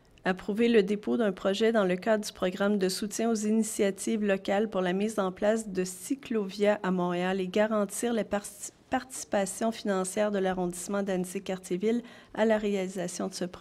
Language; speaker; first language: French; native; French